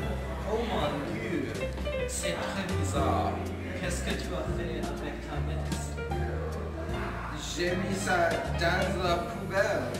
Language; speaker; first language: French; non-native, learner; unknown